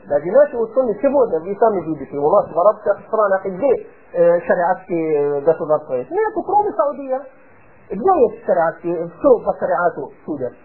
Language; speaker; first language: Russian; non-native, fluent; Arabic